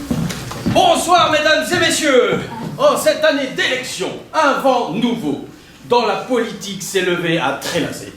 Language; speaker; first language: French; native; French